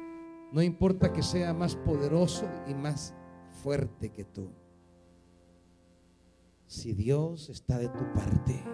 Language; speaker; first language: Spanish; native; Spanish